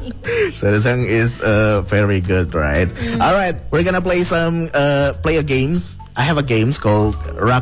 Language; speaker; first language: English; non-native, fluent; Indonesian